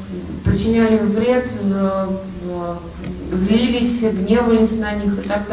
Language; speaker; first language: Russian; native; Russian